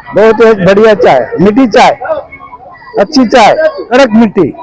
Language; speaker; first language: Hindi; non-native, local second language; Marathi